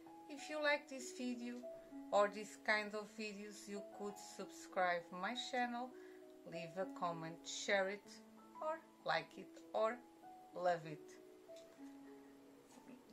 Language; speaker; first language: English; non-native, fluent; Portuguese